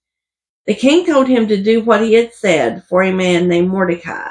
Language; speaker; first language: English; native; English